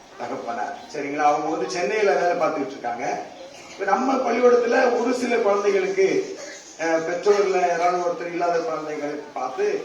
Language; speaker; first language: Tamil; native; Tamil